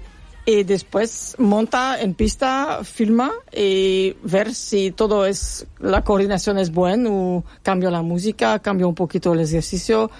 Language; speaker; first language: Spanish; non-native, learner; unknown